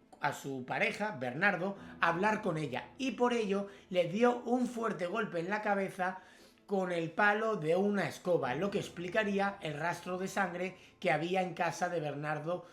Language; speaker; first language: Spanish; native; Spanish